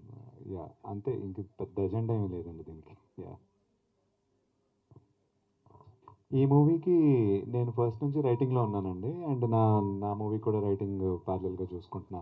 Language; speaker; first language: Telugu; native; Telugu